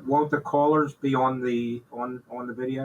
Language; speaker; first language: English; native; English